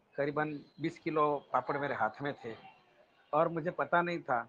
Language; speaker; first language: Hindi; non-native, local second language; Gujarati